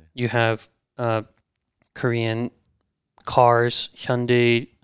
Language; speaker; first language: English; native; English